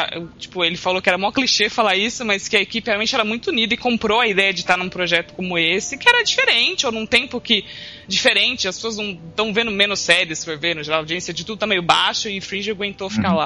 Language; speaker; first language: Portuguese; native; Portuguese